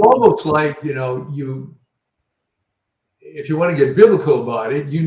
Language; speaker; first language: English; native; English